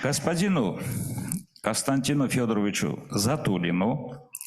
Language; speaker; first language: Russian; non-native, fluent; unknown